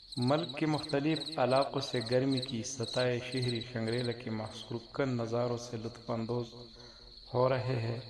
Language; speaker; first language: Urdu; non-native, local second language; Pashto